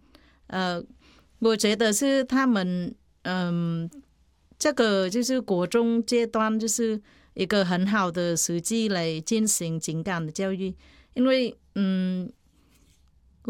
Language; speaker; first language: Chinese; non-native, fluent; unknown